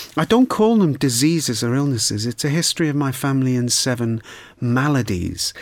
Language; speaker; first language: English; native; English